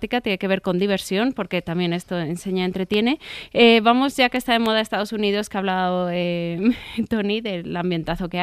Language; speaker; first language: Spanish; native; Spanish